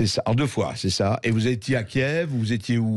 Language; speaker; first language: French; native; French